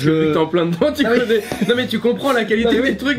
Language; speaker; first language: French; native; French